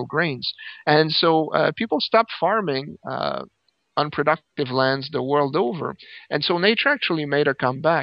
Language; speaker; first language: English; native; English